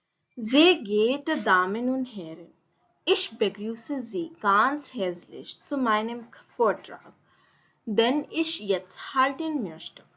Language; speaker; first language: German; non-native, fluent; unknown